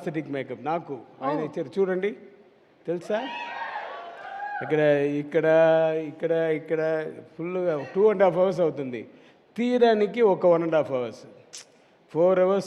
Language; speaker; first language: Telugu; non-native, learner; Tamil